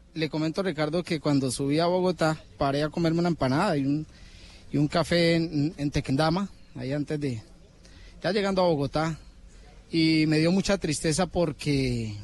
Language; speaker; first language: Spanish; native; Spanish